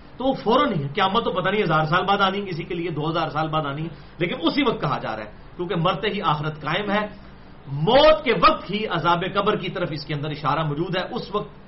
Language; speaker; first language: Urdu; non-native, local second language; Punjabi